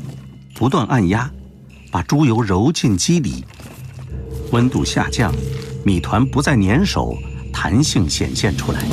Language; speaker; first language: Chinese; native; Chinese